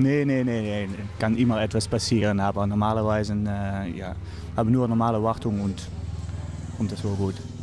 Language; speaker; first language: German; non-native, learner; Dutch